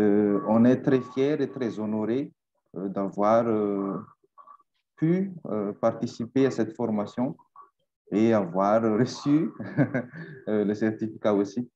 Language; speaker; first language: French; non-native, local second language; Malagasy